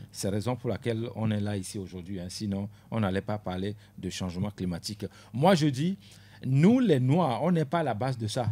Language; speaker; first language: French; non-native, local second language; Ewe